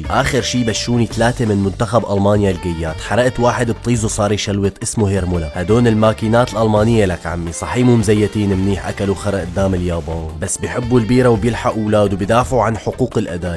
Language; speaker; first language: Arabic; native; Arabic